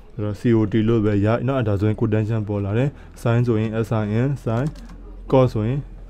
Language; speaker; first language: Burmese; native; Burmese